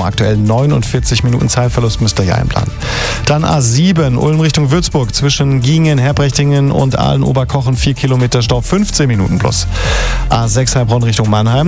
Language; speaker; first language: German; native; German